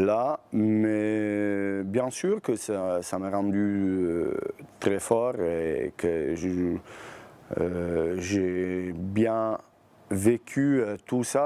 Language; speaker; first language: French; non-native, fluent; Bosnian